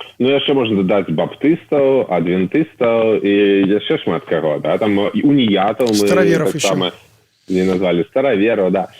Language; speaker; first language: Belarusian; non-native, local second language; Russian